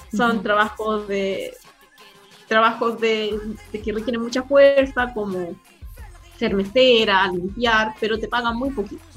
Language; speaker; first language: Spanish; native; Spanish